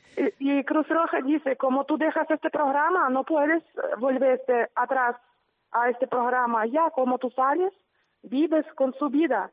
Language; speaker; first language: Spanish; non-native, learner; Ukrainian